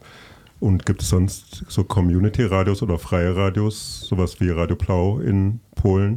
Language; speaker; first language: German; native; German